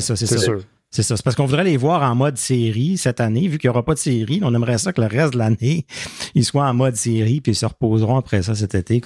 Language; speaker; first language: French; native; French